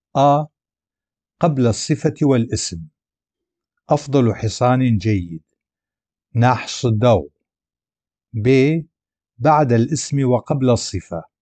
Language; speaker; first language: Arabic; non-native, local second language; Adyghe